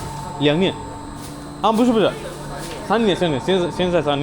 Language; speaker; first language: Chinese; non-native, learner; Sinhala